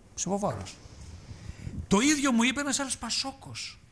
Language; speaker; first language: Greek; native; Greek